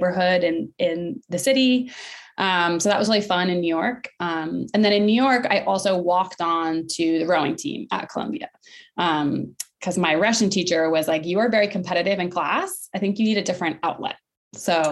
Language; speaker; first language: English; native; English